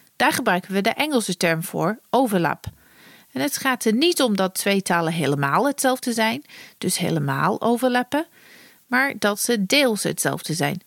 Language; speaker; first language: Dutch; non-native, fluent; English